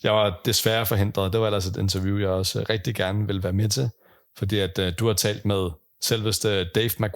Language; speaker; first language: Danish; native; Danish